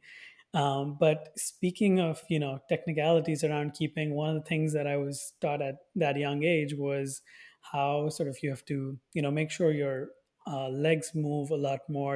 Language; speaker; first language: English; non-native, local second language; Hindi